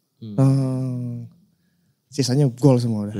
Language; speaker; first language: Indonesian; native; Indonesian